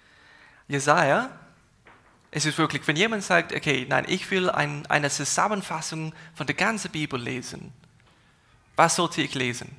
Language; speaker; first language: German; non-native, fluent; English